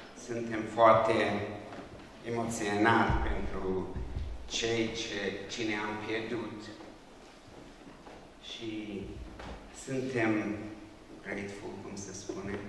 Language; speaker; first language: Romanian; non-native, local second language; Hungarian